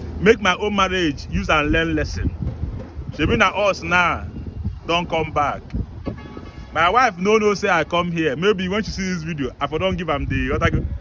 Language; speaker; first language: Nigerian Pidgin; non-native, local second language; Igbo